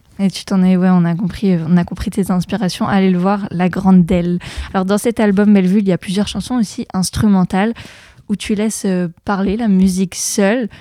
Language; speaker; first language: French; native; French